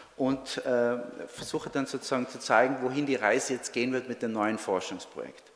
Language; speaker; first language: German; native; German